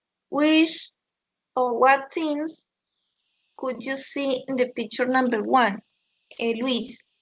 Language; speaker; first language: English; non-native, fluent; Spanish